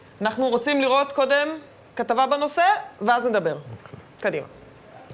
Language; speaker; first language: Hebrew; native; Hebrew